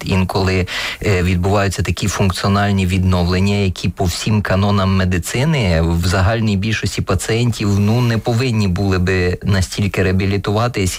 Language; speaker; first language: Ukrainian; native; Ukrainian